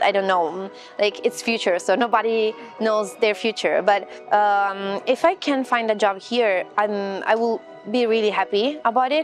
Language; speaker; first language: English; non-native, fluent; Italian